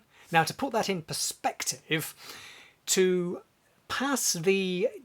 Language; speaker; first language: English; native; English